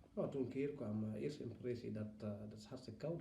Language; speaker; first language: Dutch; non-native, fluent; Fula